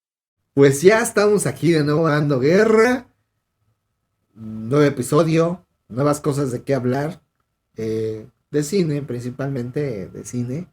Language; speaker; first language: Spanish; native; Spanish